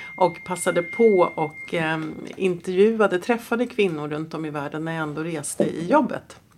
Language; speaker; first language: Swedish; native; Swedish